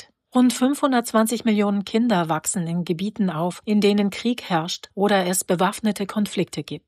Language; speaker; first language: German; native; German